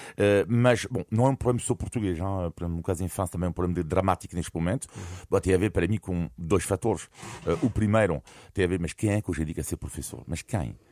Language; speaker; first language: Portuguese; non-native, fluent; French